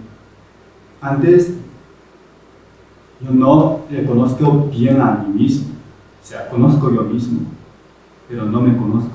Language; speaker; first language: Spanish; non-native, fluent; Chinese